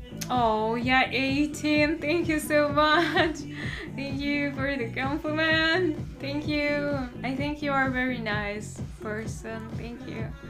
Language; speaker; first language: English; non-native, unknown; Russian